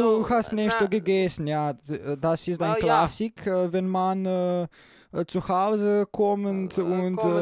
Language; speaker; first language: German; non-native, learner; Slovenian